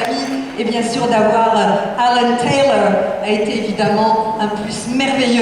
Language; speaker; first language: French; native; French